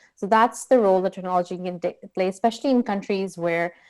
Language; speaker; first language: English; non-native, local second language; Urdu